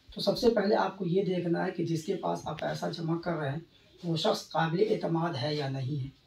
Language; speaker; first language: Hindi; native; Hindi